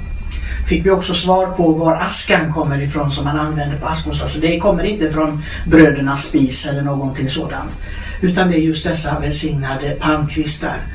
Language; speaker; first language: Swedish; native; Swedish